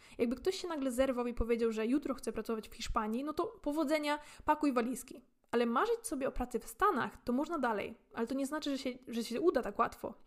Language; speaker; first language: Polish; native; Polish